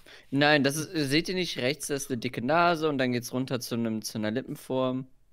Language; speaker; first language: German; native; German